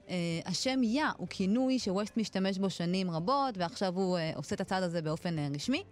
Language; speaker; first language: Hebrew; native; Hebrew